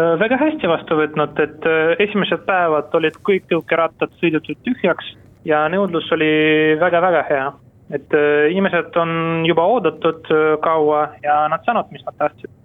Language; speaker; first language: Estonian; non-native, local second language; Russian